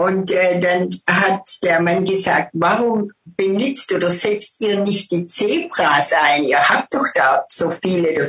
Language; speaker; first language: German; non-native, fluent; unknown